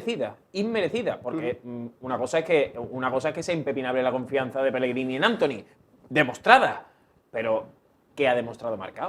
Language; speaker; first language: Spanish; native; Spanish